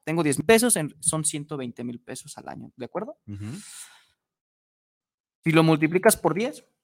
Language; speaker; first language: Spanish; native; Spanish